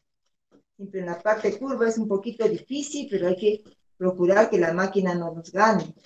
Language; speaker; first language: Spanish; native; Spanish